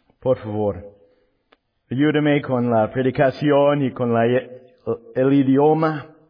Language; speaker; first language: Spanish; non-native, learner; English